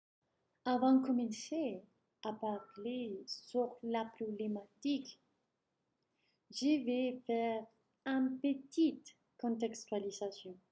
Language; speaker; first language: French; non-native, learner; Spanish